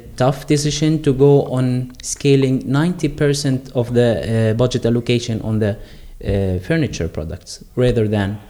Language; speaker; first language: English; non-native, fluent; Arabic